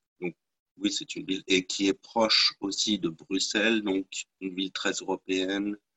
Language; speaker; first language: French; native; French